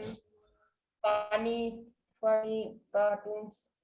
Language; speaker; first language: English; non-native, learner; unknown